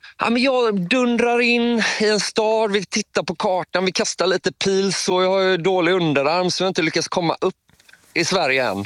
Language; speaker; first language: Swedish; native; Swedish